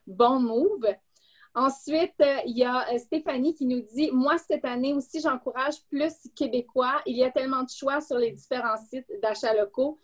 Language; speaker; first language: French; native; French